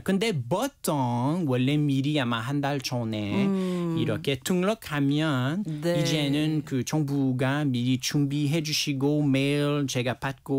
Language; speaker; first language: Korean; non-native, learner; French